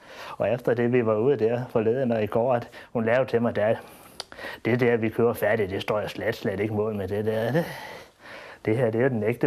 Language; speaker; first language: Danish; native; Danish